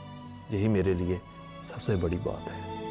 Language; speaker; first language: Hindi; non-native, local second language; Punjabi